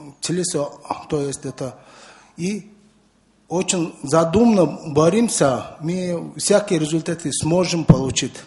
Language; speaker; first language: Russian; non-native, learner; Mongolian